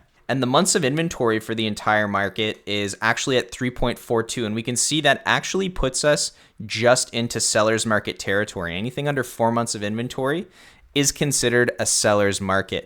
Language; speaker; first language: English; native; English